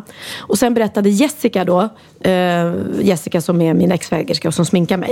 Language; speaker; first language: Swedish; native; Swedish